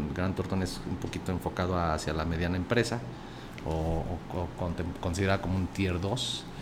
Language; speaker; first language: Spanish; native; Spanish